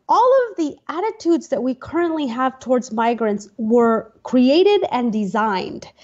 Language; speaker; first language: English; native; English